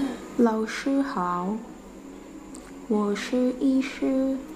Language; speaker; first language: Chinese; non-native, learner; Indonesian